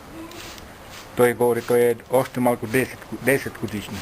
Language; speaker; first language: Bulgarian; non-native, learner; Finnish